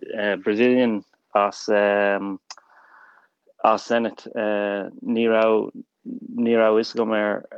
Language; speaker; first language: Irish; non-native, local second language; English